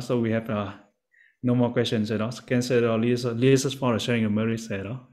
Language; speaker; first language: English; non-native, learner; Vietnamese